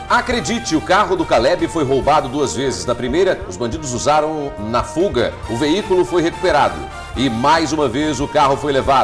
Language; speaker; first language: Portuguese; native; Portuguese